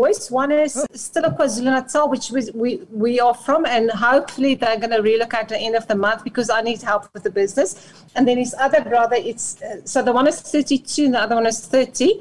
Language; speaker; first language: English; non-native, local second language; Afrikaans